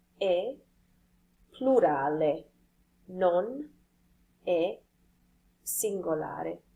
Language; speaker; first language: Italian; non-native, fluent; English